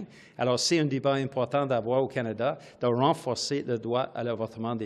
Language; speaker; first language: French; non-native, fluent; English